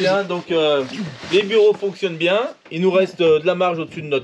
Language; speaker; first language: French; native; French